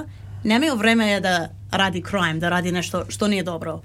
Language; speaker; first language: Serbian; early bilingual, heritage; Serbian